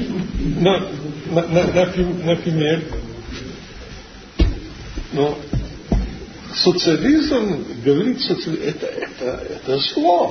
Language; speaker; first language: Russian; non-native, fluent; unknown